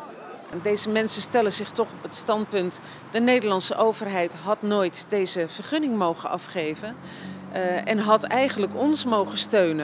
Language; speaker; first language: Dutch; native; Dutch